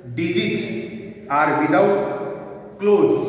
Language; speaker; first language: English; non-native, local second language; Marathi